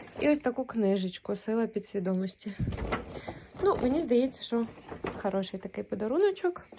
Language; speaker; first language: Ukrainian; native; Ukrainian